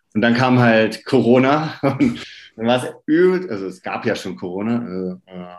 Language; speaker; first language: German; native; German